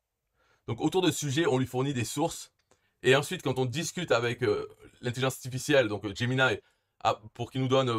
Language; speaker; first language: French; native; French